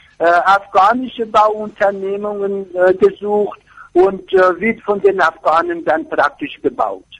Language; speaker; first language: German; non-native, fluent; Persian